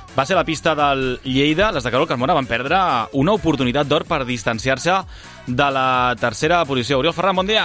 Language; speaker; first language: Catalan; native; Catalan